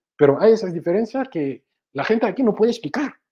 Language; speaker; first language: Spanish; non-native, fluent; Wolof